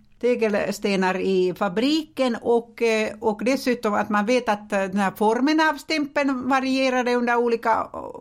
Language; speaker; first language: Swedish; non-native, fluent; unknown